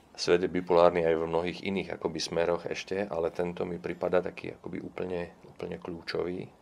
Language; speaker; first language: Slovak; non-native, local second language; Czech